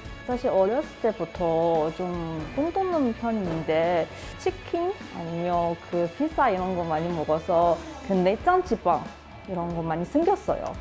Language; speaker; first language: Korean; non-native, learner; Chinese